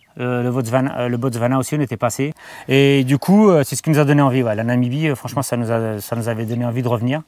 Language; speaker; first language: French; non-native, fluent; Portuguese